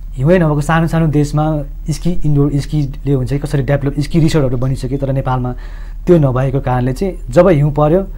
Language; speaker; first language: Nepali; non-native, local second language; Sherpa